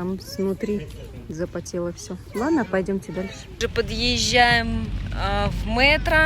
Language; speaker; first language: Russian; native; Russian